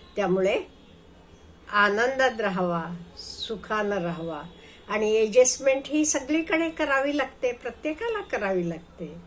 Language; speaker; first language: Marathi; non-native, fluent; Hindi